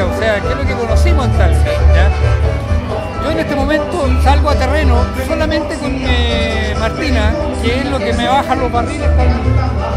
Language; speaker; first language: Spanish; native; Spanish